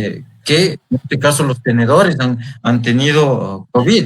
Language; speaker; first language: Spanish; native; Spanish